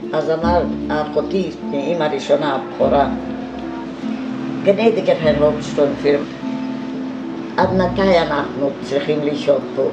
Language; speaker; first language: Hebrew; non-native, fluent; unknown